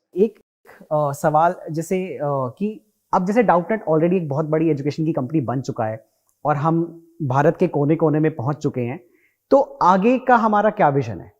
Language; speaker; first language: Hindi; native; Hindi